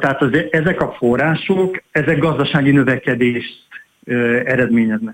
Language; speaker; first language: Hungarian; native; Hungarian